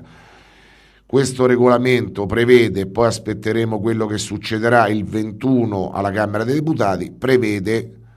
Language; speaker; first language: Italian; native; Italian